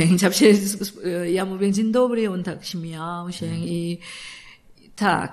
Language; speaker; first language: Polish; non-native, learner; Korean